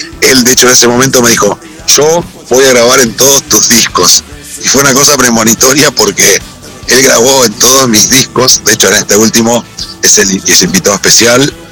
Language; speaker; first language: Spanish; native; Spanish